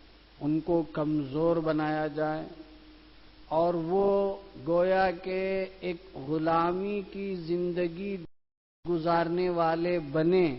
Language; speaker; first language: Urdu; native; Urdu